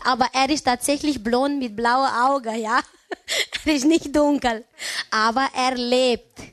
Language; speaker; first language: German; non-native, learner; Romanian